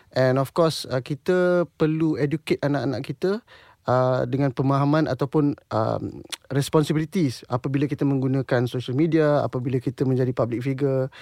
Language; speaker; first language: Malay; non-native, local second language; English